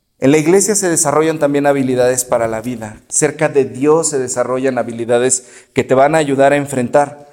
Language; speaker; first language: Spanish; native; Spanish